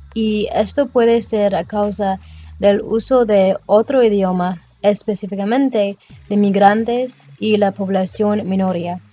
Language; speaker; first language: Spanish; non-native, learner; English